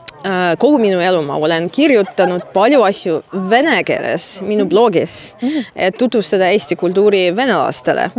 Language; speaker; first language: Estonian; non-native, fluent; Russian